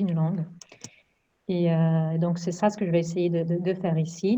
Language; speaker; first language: French; non-native, fluent; Portuguese